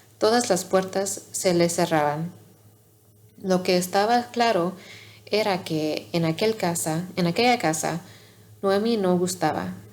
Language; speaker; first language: Spanish; non-native, learner; English